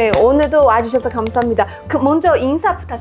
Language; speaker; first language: Korean; non-native, fluent; Chinese